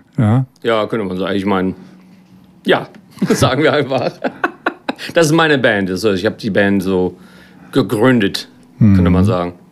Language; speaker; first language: German; non-native, fluent; English